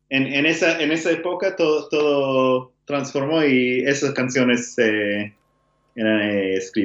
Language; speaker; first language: Spanish; non-native, learner; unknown